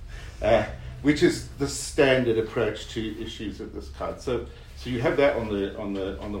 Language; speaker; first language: English; native; English